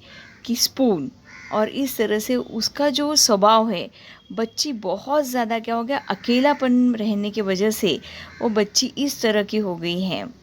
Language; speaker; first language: Hindi; native; Hindi